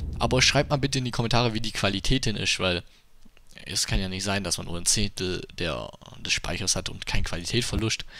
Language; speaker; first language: German; native; German